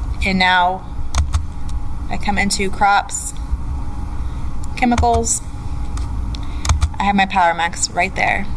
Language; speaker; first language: English; native; English